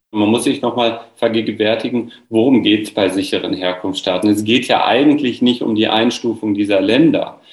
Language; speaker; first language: German; native; German